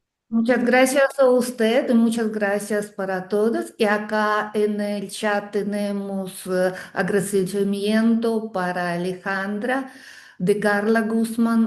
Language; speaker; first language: Spanish; non-native, fluent; Russian